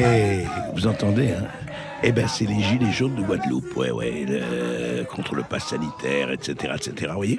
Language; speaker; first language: French; native; French